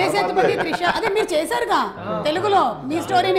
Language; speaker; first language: Telugu; native; Telugu